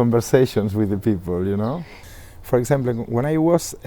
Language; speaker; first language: English; non-native, learner; Spanish